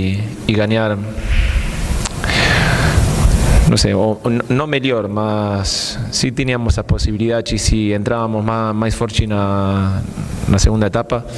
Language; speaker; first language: Portuguese; non-native, fluent; Spanish